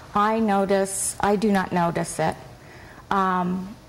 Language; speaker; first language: English; native; English